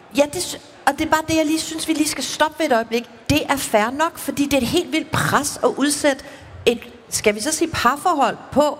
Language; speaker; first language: Danish; native; Danish